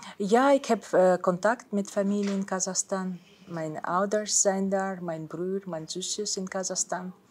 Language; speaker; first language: Dutch; non-native, learner; Kazakh